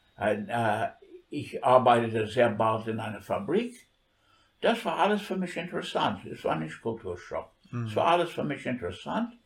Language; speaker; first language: German; non-native, fluent; English